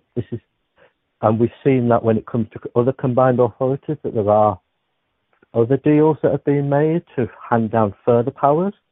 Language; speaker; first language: English; native; English